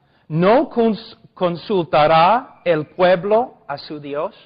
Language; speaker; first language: Spanish; non-native, fluent; English